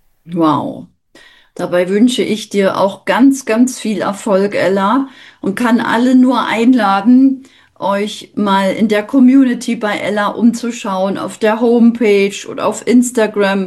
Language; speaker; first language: German; native; German